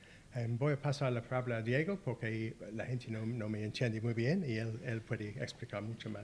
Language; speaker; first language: Spanish; non-native, learner; English